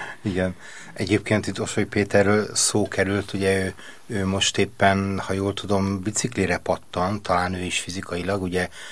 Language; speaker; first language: Hungarian; native; Hungarian